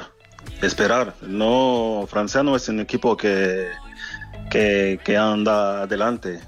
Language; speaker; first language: Spanish; non-native, learner; French